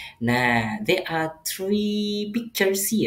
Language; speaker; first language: English; non-native, fluent; Indonesian